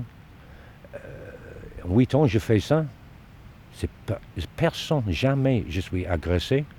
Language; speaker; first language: French; non-native, learner; Dutch